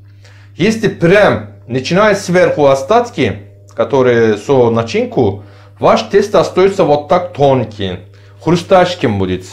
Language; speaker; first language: Russian; non-native, learner; Turkish